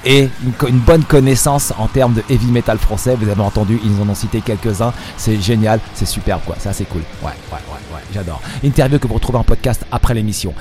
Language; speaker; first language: French; native; French